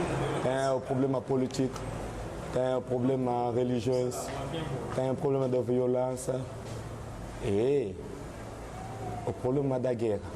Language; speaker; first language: Portuguese; non-native, learner; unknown